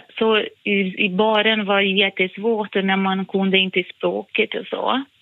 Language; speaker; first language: Swedish; non-native, fluent; Portuguese